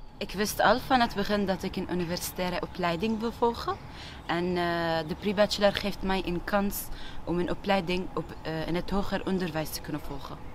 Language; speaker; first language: Dutch; non-native, fluent; Arabic